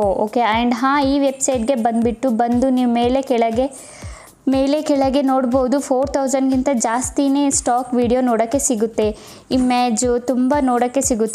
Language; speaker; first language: Kannada; native; Kannada